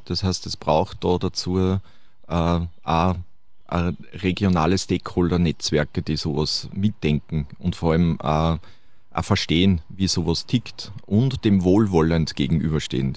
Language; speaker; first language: German; native; German